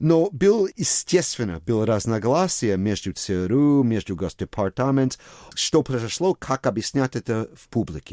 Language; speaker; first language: Russian; non-native, fluent; English